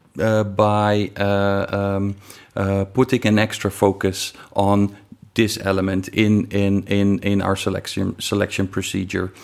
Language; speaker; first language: English; non-native, fluent; Dutch